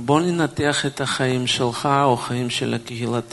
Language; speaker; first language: Hebrew; non-native, fluent; Russian